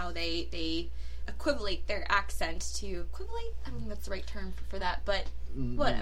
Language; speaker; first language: English; native; English